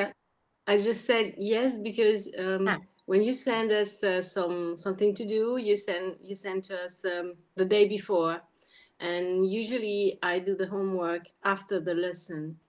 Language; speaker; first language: English; non-native, learner; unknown